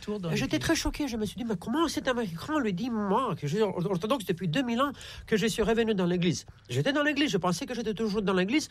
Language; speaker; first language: French; non-native, fluent; Romanian